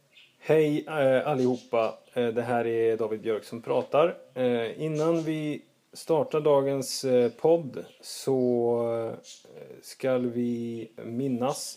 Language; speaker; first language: Swedish; native; Swedish